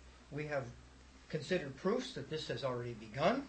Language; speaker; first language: English; native; English